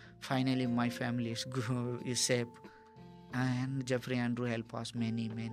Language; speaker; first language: English; non-native, local second language; Tamil